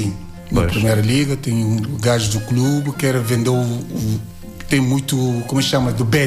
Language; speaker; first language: Portuguese; non-native, learner; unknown